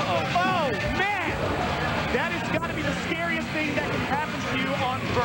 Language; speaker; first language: English; native; English